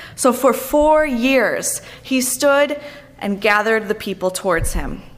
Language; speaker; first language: English; native; English